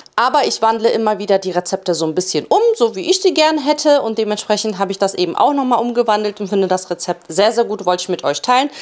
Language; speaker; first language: German; early bilingual, other home language; Polish